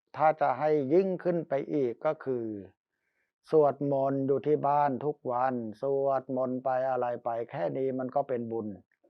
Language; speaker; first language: Thai; native; Thai